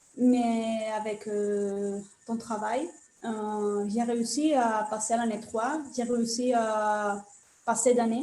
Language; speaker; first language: French; non-native, learner; Spanish